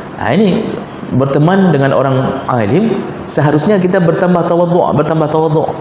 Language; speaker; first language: Malay; non-native, local second language; Achinese